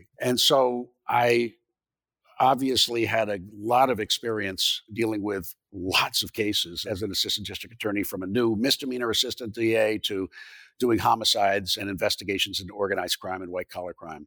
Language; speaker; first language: English; native; English